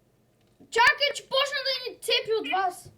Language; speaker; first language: Bulgarian; native; Bulgarian